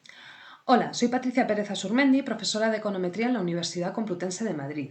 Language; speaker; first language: Spanish; native; Spanish